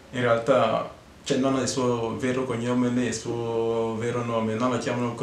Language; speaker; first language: Italian; non-native, fluent; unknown